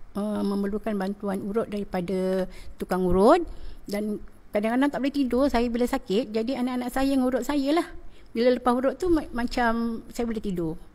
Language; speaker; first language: Malay; native; Malay